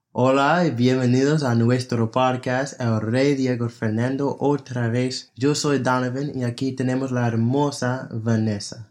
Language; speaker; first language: Spanish; non-native, fluent; English